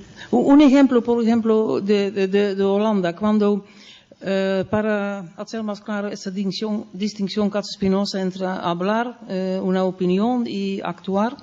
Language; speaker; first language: Spanish; non-native, fluent; Dutch